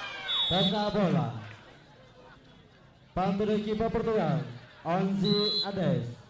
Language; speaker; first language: Portuguese; non-native, local second language; Tetum